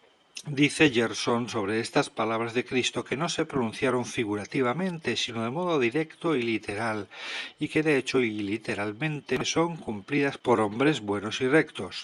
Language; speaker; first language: Spanish; native; Spanish